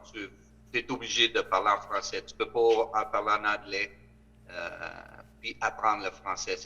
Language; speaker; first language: French; native; French